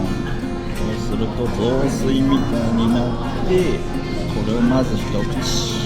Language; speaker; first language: Japanese; native; Japanese